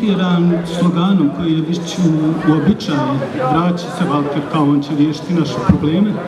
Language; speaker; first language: Bosnian; native; Bosnian